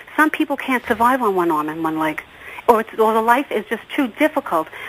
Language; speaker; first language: English; native; English